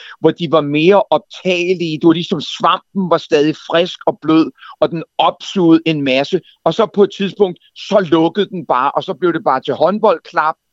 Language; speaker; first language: Danish; native; Danish